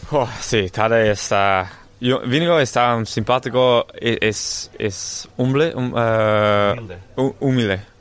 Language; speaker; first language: Spanish; non-native, learner; English